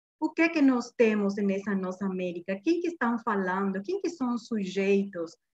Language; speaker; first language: Portuguese; non-native, fluent; Guarani